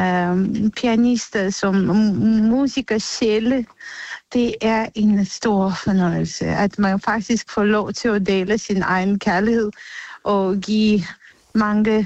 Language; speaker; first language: Danish; non-native, fluent; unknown